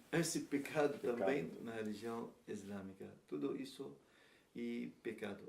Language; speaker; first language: Portuguese; non-native, learner; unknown